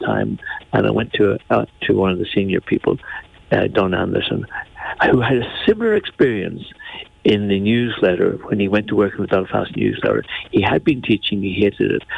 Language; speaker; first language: English; native; English